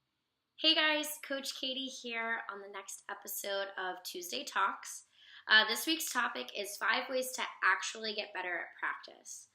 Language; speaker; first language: English; native; English